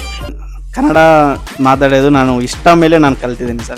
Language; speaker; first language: Kannada; non-native, local second language; Telugu